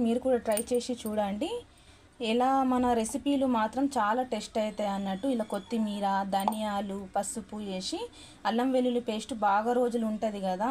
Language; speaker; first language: Telugu; non-native, local second language; Hindi